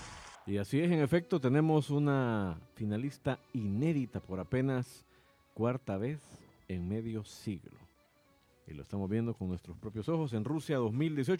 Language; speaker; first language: Spanish; native; Spanish